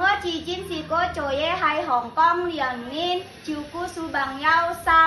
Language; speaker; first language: Cantonese; non-native, learner; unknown